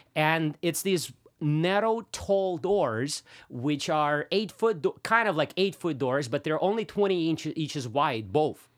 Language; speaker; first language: English; non-native, fluent; Russian